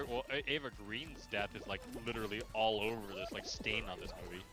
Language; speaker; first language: English; native; English